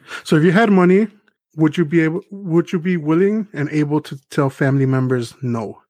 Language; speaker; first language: English; early bilingual, other home language; Spanish